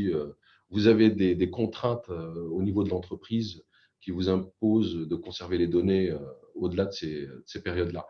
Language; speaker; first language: French; native; French